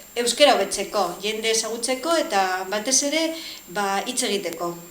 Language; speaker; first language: Basque; non-native, local second language; Spanish